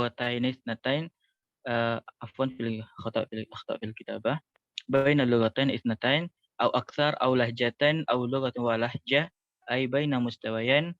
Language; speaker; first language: Arabic; non-native, learner; Indonesian